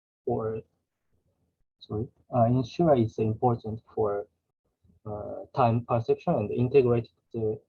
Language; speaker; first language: English; non-native, learner; Japanese